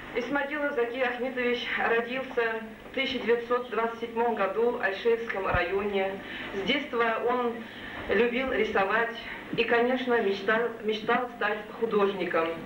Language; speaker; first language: Russian; non-native, local second language; Tatar